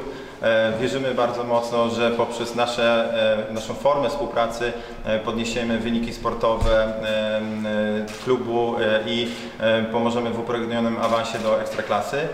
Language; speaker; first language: Polish; native; Polish